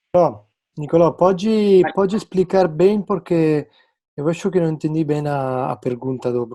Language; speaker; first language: Portuguese; non-native, fluent; Italian